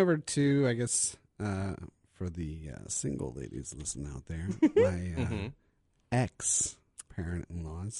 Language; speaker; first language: English; native; English